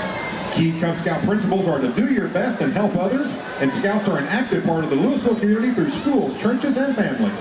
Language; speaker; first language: English; native; English